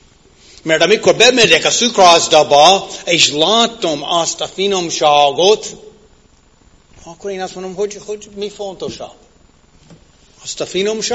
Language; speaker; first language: Hungarian; non-native, fluent; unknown